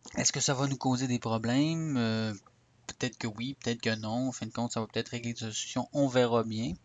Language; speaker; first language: French; native; French